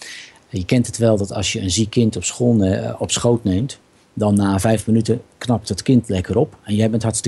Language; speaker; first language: Dutch; native; Dutch